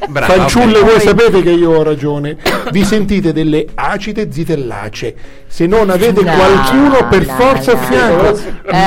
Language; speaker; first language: Italian; native; Italian